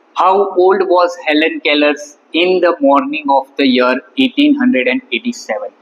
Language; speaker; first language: English; non-native, local second language; Gujarati